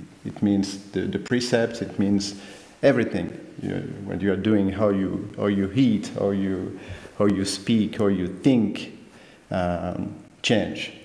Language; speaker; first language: English; non-native, fluent; French